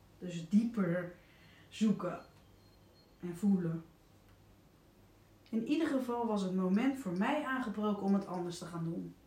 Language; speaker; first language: Dutch; native; Dutch